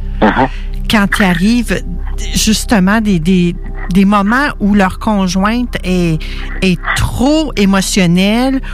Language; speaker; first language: French; native; French